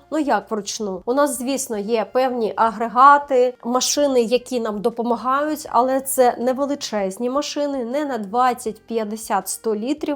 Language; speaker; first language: Ukrainian; native; Ukrainian